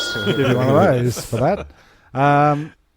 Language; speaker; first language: English; native; English